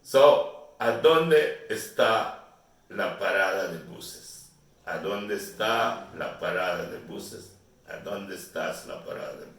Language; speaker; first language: Spanish; non-native, learner; Urdu